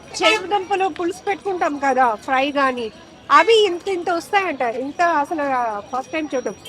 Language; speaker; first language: Telugu; native; Telugu